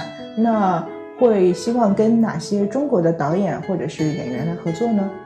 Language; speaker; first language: Chinese; native; Chinese